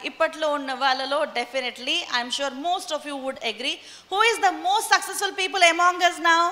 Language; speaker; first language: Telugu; non-native, local second language; Hindi